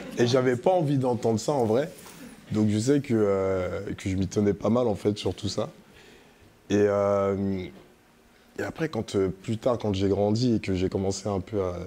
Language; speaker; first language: French; early bilingual, other home language; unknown